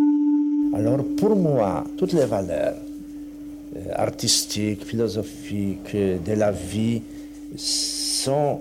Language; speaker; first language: French; non-native, fluent; Polish